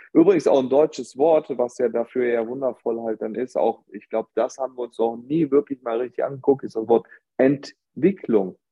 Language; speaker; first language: German; early bilingual, other home language; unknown